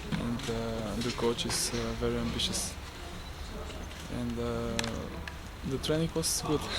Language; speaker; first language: English; non-native, local second language; Bulgarian